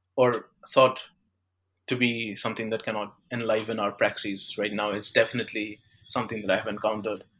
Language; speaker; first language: English; non-native, local second language; Bangla